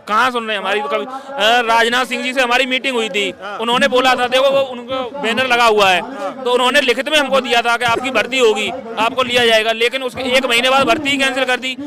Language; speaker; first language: Hindi; native; Hindi